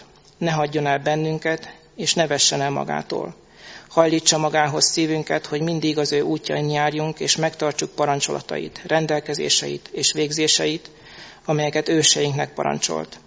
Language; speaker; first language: Hungarian; native; Hungarian